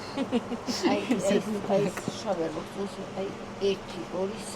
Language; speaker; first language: Georgian; native; Georgian